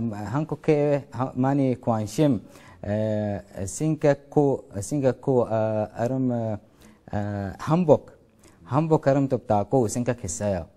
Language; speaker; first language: Korean; non-native, learner; Arabic